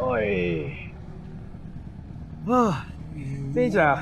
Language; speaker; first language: Vietnamese; non-native, fluent; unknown